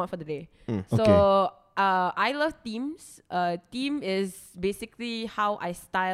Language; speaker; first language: English; non-native, local second language; Malay